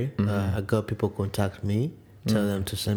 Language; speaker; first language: English; non-native, local second language; Ganda